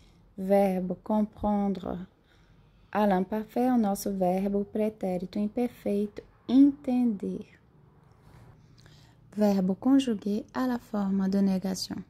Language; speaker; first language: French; non-native, fluent; Portuguese